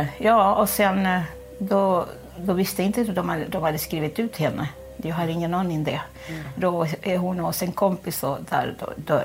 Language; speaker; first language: Swedish; non-native, fluent; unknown